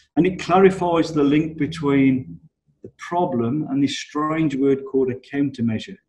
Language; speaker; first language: English; native; English